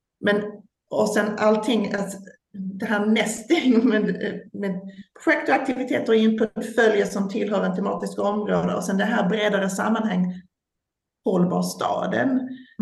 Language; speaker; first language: Swedish; non-native, fluent; English